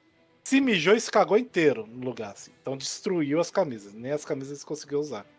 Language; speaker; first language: Portuguese; native; Portuguese